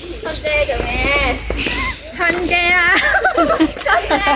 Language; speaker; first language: Korean; non-native, learner; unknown